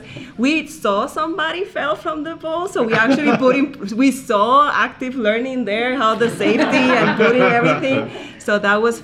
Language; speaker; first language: English; non-native, fluent; Spanish